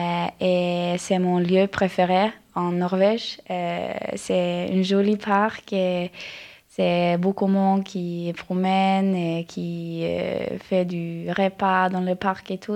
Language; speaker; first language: French; non-native, learner; Norwegian